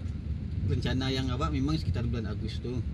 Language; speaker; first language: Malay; non-native, local second language; Minangkabau